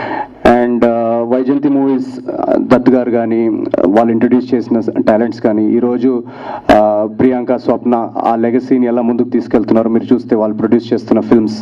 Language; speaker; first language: Telugu; native; Telugu